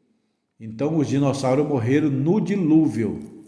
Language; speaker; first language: Portuguese; native; Portuguese